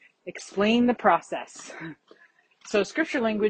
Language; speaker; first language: English; native; English